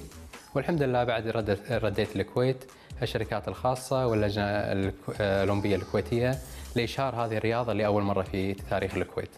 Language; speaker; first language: Arabic; native; Arabic